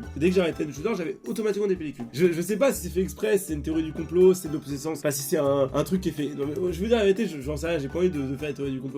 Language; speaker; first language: French; native; French